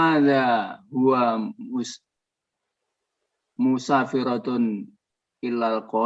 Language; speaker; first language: Arabic; non-native, learner; Indonesian